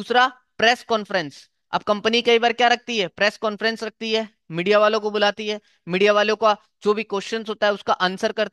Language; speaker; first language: Hindi; native; Hindi